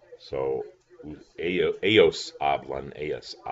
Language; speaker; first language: Spanish; non-native, fluent; English